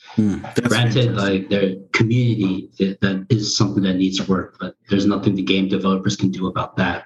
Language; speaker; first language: English; early bilingual, other home language; Korean